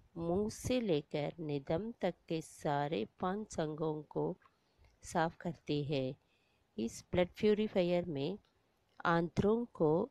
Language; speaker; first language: Hindi; non-native, local second language; Tamil